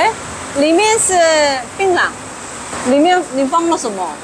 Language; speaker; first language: Chinese; non-native, fluent; Korean